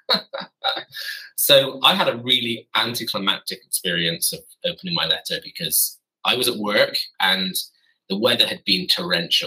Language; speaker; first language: English; native; English